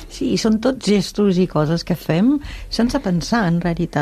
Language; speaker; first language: Catalan; non-native, fluent; German